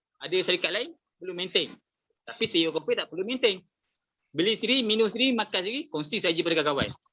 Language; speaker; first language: Malay; native; Malay